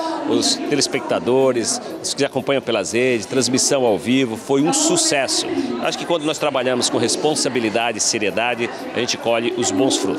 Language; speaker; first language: Portuguese; native; Portuguese